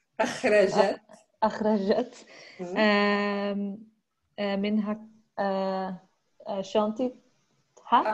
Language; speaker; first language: Arabic; non-native, learner; Dutch